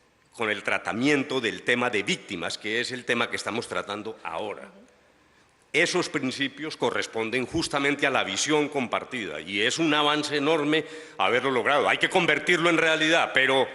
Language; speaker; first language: Spanish; native; Spanish